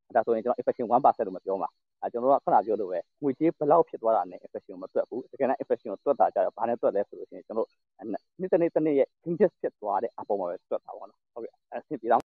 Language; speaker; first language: Burmese; native; Burmese